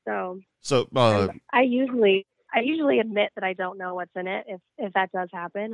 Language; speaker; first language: English; native; English